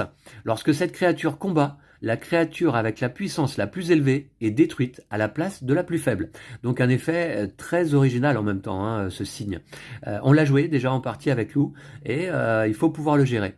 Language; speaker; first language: French; native; French